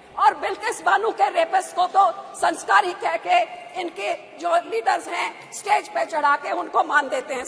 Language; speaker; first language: Hindi; non-native, local second language; Punjabi